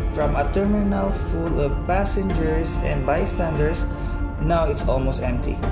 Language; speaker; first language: English; non-native, local second language; Cebuano